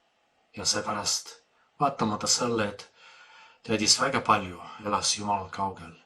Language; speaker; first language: Estonian; non-native, fluent; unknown